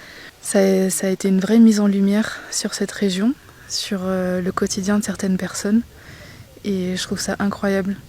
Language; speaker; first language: French; native; French